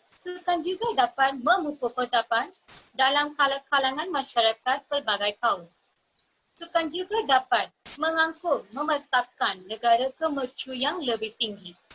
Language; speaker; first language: Malay; non-native, local second language; Tamil